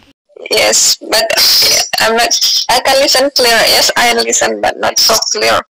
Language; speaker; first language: English; non-native, learner; Indonesian